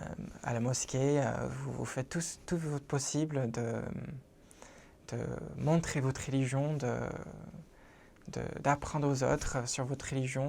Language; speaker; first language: French; non-native, fluent; English